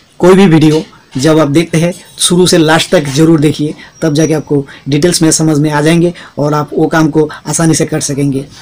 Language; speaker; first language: Hindi; native; Hindi